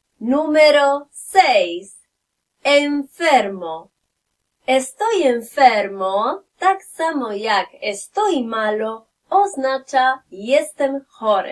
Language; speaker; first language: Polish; non-native, fluent; Spanish